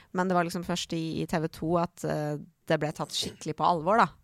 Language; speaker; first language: Norwegian; early bilingual, other home language; Persian